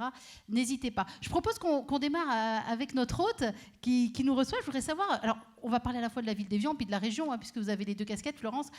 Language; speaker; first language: French; native; French